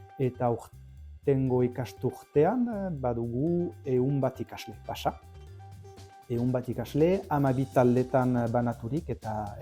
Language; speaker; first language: Basque; native; Basque